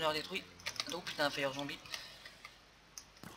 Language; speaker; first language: French; native; French